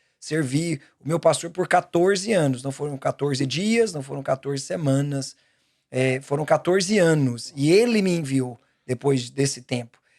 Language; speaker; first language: Portuguese; native; Portuguese